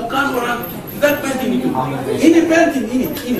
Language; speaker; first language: Indonesian; non-native, learner; Turkish